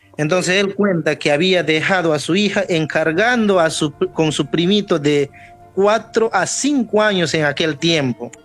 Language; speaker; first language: Spanish; non-native, local second language; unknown